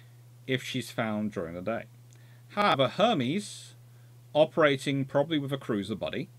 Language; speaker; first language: English; native; English